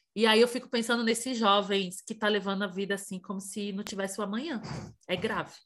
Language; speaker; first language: Portuguese; native; Portuguese